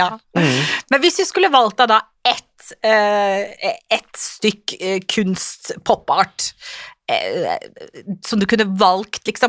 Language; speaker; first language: Norwegian; native; Norwegian